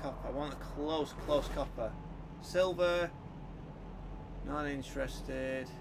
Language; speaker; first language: English; native; English